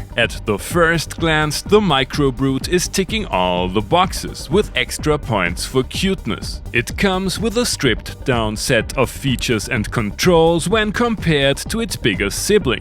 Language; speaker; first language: English; non-native, fluent; German